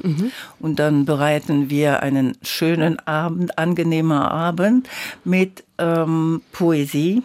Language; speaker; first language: German; non-native, learner; French